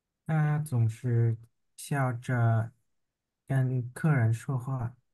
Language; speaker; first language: Chinese; non-native, learner; Vietnamese